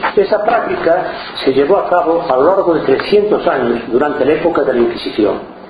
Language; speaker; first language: Spanish; non-native, local second language; Galician